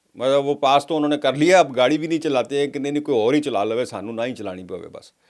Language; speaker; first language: Urdu; native; Urdu